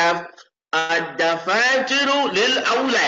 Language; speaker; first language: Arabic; non-native, fluent; English